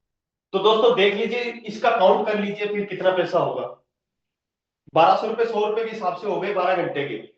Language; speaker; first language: Hindi; native; Hindi